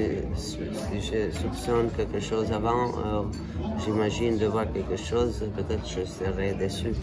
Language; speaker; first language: French; non-native, fluent; Italian